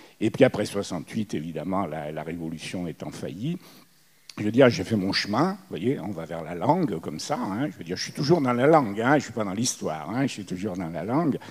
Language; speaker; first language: French; early bilingual, other home language; Italian